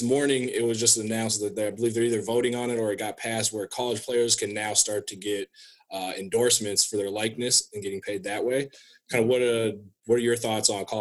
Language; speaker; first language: English; native; English